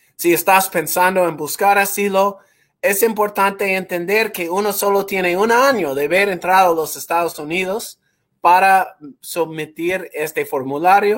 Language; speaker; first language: Spanish; non-native, fluent; English